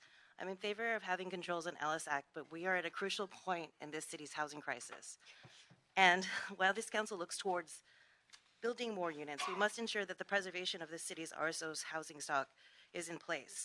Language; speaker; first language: English; native; English